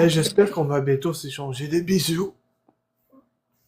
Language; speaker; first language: French; native; French